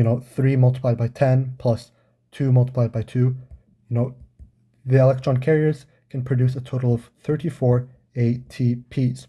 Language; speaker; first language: English; native; English